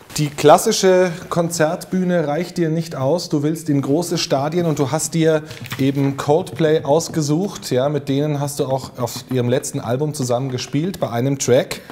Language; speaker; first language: German; native; German